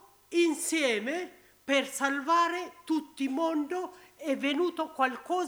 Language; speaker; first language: Italian; non-native, learner; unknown